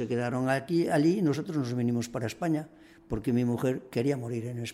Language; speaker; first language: Spanish; native; Spanish